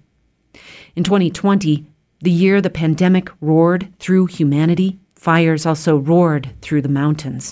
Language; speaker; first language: English; native; English